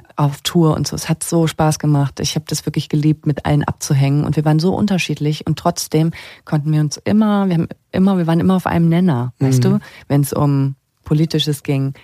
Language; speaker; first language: German; native; German